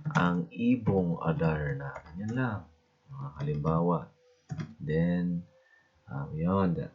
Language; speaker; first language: Filipino; non-native, local second language; Cebuano